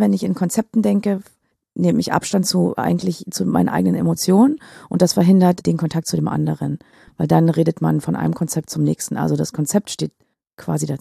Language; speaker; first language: German; native; German